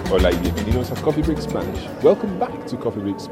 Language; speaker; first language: Spanish; non-native, fluent; English